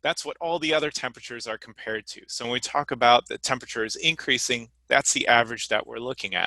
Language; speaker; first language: English; native; English